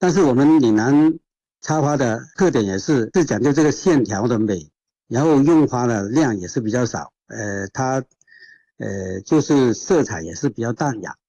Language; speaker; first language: Chinese; non-native, local second language; Cantonese